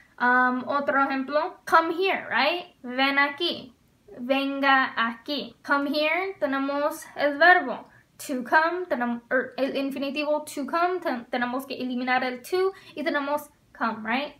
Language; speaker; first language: Spanish; non-native, fluent; English